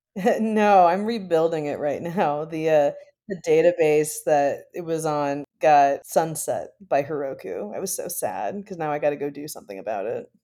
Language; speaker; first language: English; native; English